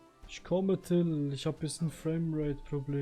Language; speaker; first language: German; native; German